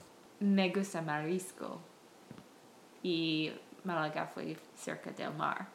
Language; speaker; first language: Spanish; non-native, learner; English